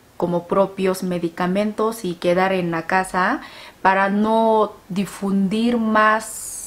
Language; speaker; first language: Spanish; non-native, fluent; Korean